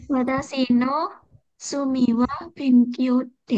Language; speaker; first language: Japanese; non-native, learner; Indonesian